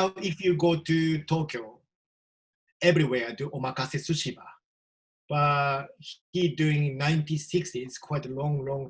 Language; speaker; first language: English; non-native, learner; Japanese